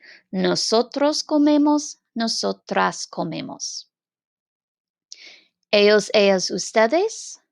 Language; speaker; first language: Spanish; non-native, fluent; English